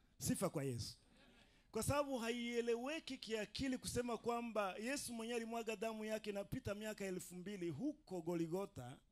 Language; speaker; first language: Swahili; non-native, local second language; Rundi